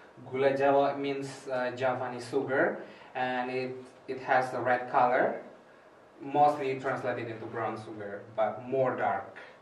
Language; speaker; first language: English; non-native, fluent; Indonesian